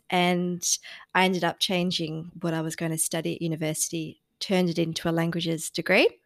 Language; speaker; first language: English; native; English